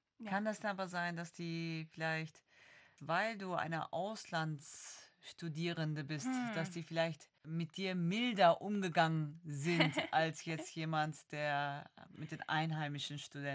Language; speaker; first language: German; native; German